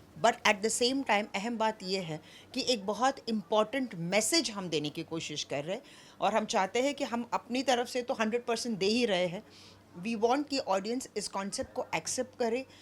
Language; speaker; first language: Hindi; non-native, local second language; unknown